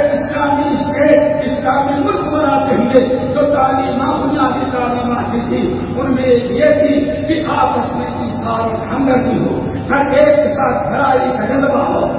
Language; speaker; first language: Urdu; native; Urdu